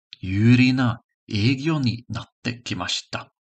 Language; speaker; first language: Japanese; non-native, learner; English